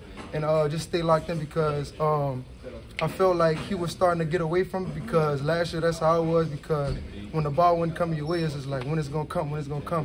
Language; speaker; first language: English; native; English